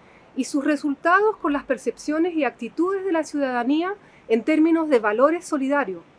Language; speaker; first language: Spanish; native; Spanish